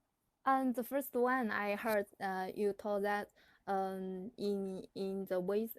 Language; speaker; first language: English; non-native, learner; Chinese